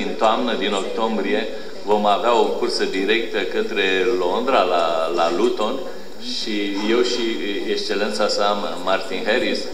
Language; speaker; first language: Romanian; native; Romanian